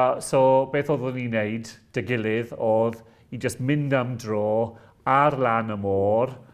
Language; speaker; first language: Welsh; non-native, local second language; English